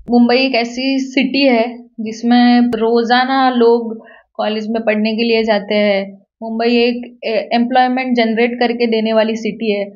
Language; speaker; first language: Hindi; non-native, local second language; Marathi